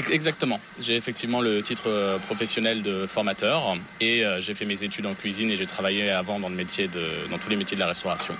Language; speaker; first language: French; native; French